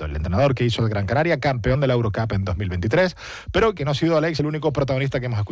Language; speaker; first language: Spanish; native; Spanish